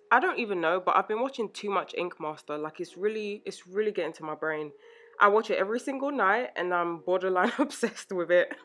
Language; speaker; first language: English; native; English